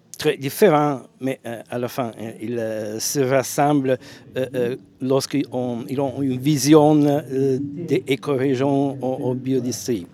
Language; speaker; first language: French; non-native, fluent; Italian